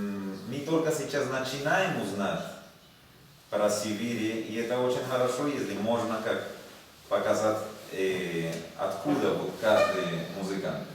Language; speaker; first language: Russian; non-native, learner; Spanish